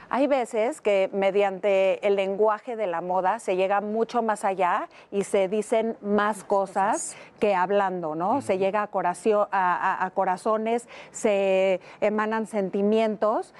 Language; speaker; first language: Spanish; native; Spanish